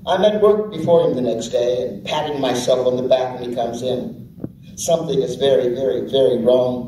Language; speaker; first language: English; native; English